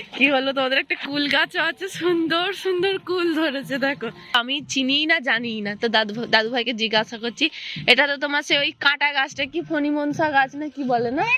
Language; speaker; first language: Bangla; native; Bangla